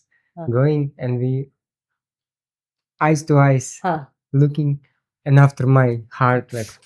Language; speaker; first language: English; non-native, learner; Russian